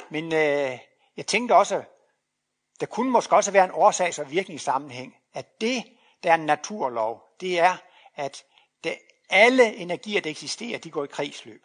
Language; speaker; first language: Danish; native; Danish